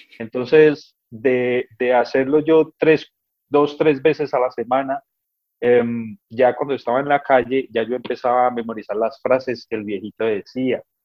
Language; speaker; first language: Spanish; native; Spanish